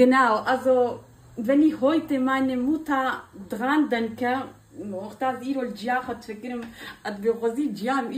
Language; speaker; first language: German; non-native, learner; Kurdish